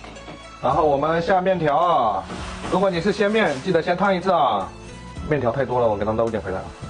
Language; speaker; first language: Chinese; native; Chinese